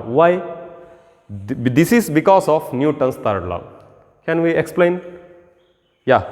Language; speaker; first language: English; non-native, local second language; Kannada